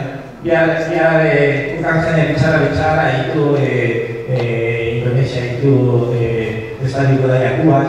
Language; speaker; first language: Indonesian; non-native, fluent; Spanish